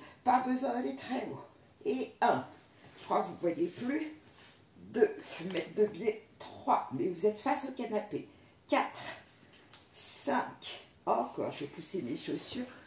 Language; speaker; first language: French; native; French